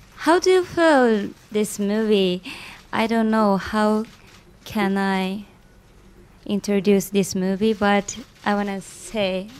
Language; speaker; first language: English; non-native, learner; Japanese